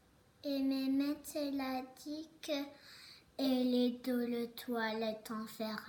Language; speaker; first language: French; early bilingual, other home language; Turkish